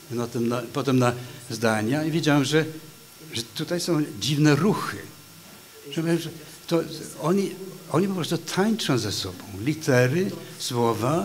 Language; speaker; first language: Polish; non-native, fluent; Swedish